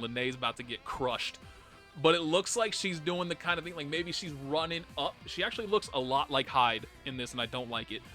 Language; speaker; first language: English; native; English